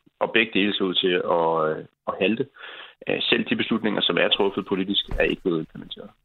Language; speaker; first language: Danish; native; Danish